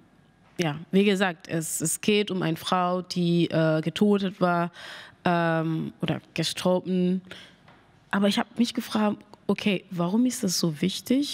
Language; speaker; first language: German; non-native, learner; Mandingo